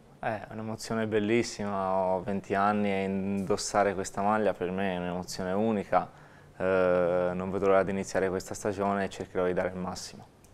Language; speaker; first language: Italian; early bilingual, other home language; Albanian